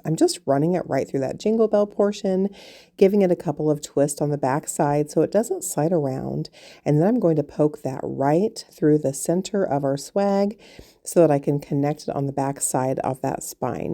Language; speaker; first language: English; native; English